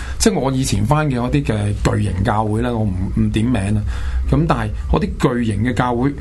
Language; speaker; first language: Chinese; non-native, local second language; Cantonese